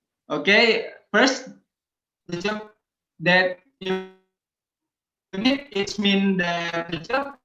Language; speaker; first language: English; non-native, learner; Indonesian